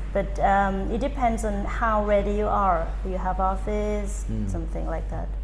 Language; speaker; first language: English; non-native, fluent; Thai